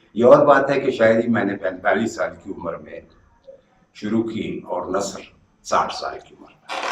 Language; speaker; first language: Urdu; non-native, local second language; Pashto